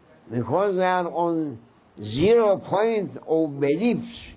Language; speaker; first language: English; non-native, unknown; Turkish